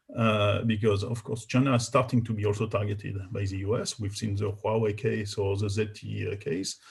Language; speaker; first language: English; non-native, fluent; French